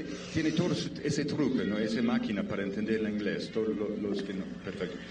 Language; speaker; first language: Spanish; non-native, learner; English